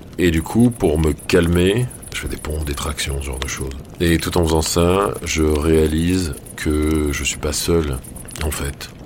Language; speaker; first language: French; native; French